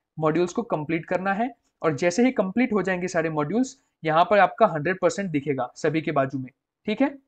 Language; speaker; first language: Hindi; non-native, local second language; Gujarati